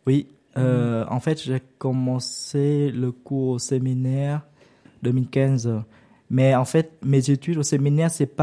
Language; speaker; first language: French; non-native, learner; Vietnamese